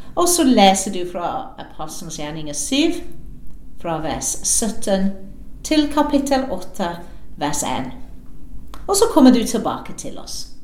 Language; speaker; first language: Norwegian; native; Norwegian